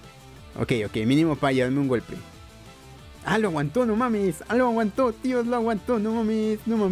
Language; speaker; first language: Spanish; native; Spanish